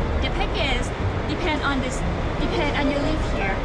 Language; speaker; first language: English; non-native, learner; Korean